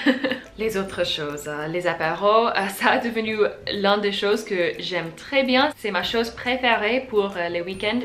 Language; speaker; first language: French; non-native, fluent; English